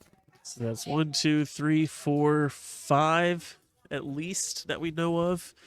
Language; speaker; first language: English; native; English